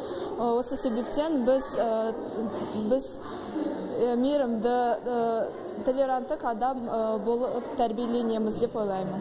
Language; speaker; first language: Kazakh; non-native, local second language; Russian